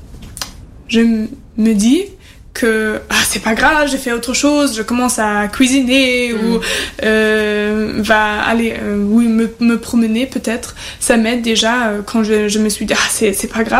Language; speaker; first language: French; non-native, fluent; German